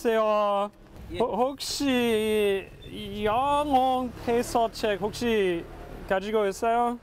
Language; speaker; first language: Korean; non-native, fluent; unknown